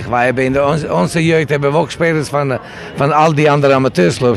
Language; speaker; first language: Dutch; non-native, fluent; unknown